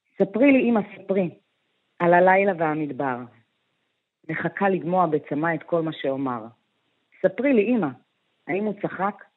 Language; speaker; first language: Hebrew; early bilingual, other home language; Amharic